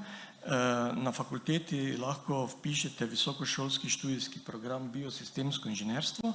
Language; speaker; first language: Slovenian; native; Slovenian